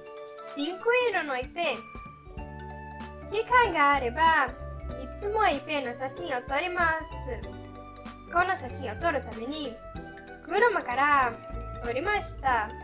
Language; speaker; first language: Japanese; non-native, learner; Portuguese